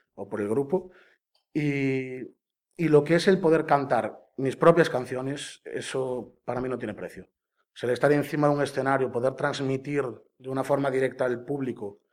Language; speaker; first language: Spanish; native; Spanish